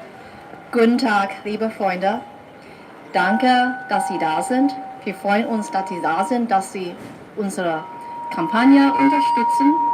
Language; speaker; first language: German; non-native, fluent; Cantonese